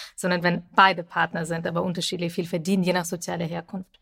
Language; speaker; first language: German; early bilingual, other home language; Russian